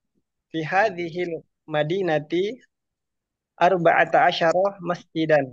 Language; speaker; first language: Arabic; non-native, learner; Indonesian